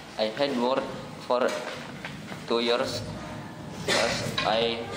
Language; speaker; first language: English; non-native, learner; Indonesian